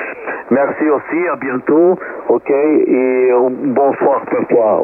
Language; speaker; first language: French; non-native, learner; Portuguese